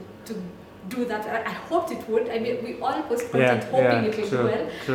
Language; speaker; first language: English; non-native, local second language; Swahili